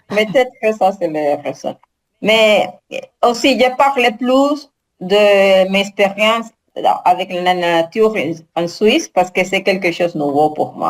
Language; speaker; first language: French; non-native, learner; Spanish